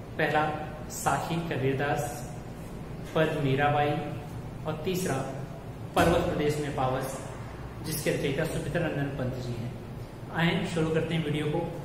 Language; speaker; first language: Hindi; native; Hindi